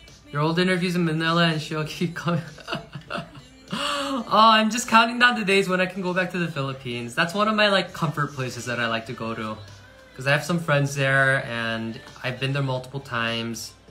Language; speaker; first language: English; early bilingual, other home language; Korean